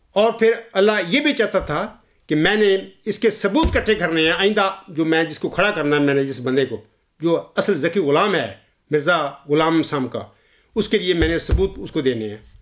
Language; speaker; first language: Urdu; non-native, local second language; Punjabi